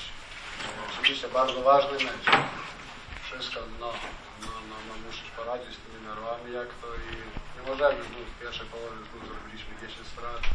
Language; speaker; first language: Polish; non-native, learner; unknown